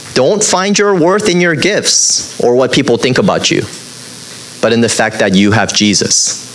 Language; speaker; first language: English; native; English